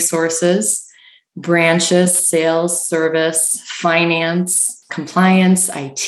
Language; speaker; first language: English; native; English